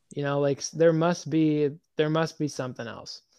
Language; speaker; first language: English; native; English